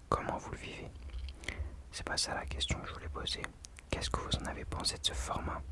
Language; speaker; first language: French; native; French